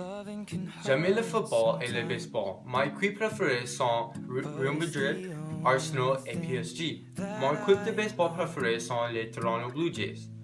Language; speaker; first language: French; non-native, local second language; English